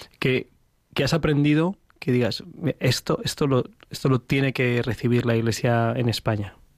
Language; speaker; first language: Spanish; native; Spanish